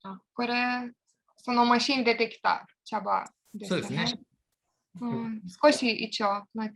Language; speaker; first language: Japanese; non-native, fluent; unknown